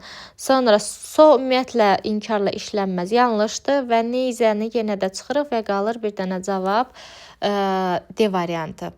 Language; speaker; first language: Azerbaijani; native; Azerbaijani